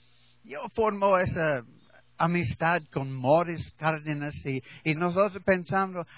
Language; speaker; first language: Spanish; non-native, learner; English